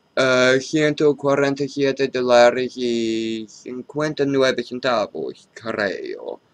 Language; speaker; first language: Spanish; non-native, learner; English